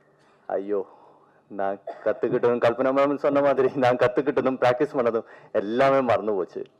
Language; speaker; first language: Tamil; non-native, learner; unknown